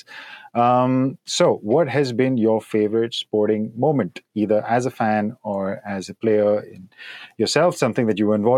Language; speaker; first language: English; non-native, local second language; Hindi